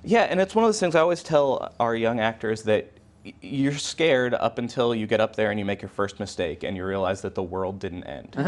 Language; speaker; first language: English; native; English